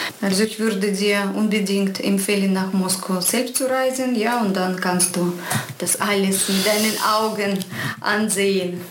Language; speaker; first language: German; non-native, fluent; Russian